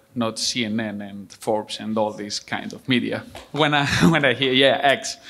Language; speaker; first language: English; non-native, fluent; Greek